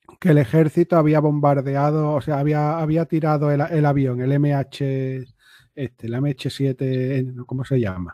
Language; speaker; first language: Spanish; native; Spanish